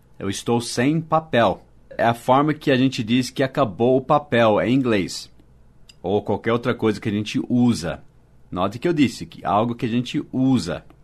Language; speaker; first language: Portuguese; non-native, fluent; English